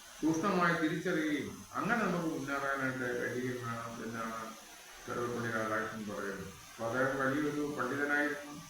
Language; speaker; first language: Malayalam; native; Malayalam